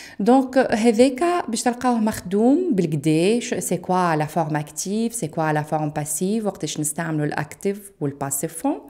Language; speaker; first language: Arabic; native; Arabic